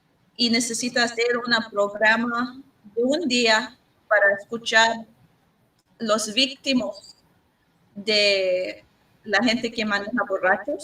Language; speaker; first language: Spanish; non-native, learner; English